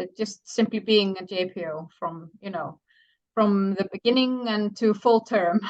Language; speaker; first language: English; non-native, fluent; Icelandic